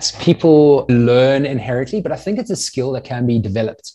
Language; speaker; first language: English; native; English